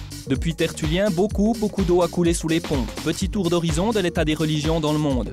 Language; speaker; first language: French; native; French